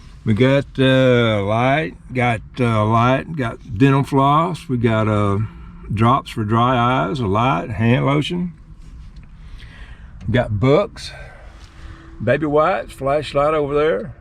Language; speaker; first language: English; native; English